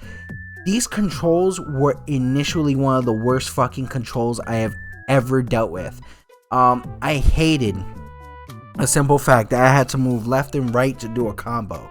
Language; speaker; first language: English; native; English